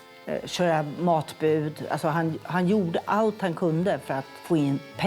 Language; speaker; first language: Swedish; native; Swedish